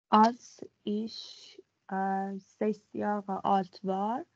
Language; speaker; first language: German; non-native, learner; Persian